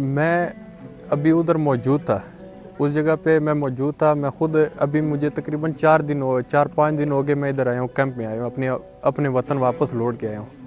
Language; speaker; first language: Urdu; early bilingual, other home language; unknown